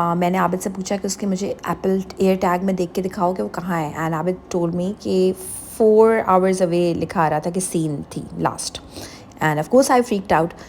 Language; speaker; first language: Urdu; native; Urdu